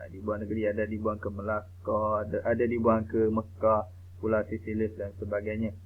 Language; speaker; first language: Malay; native; Malay